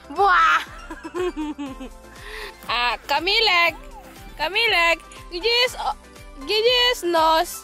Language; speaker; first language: Polish; non-native, learner; Filipino